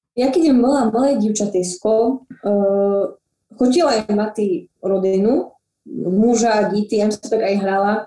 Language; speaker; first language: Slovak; non-native, local second language; Rusyn